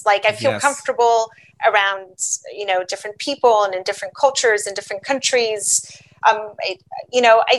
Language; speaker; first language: English; early bilingual, other home language; Portuguese